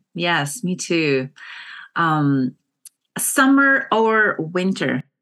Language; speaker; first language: English; non-native, fluent; Kazakh